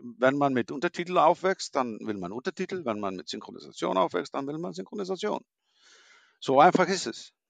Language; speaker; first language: German; non-native, fluent; Icelandic